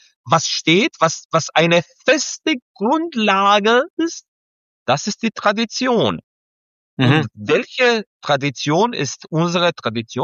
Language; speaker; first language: German; non-native, fluent; Serbian